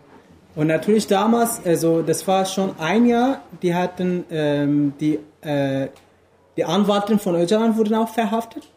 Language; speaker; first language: German; non-native, fluent; Kurdish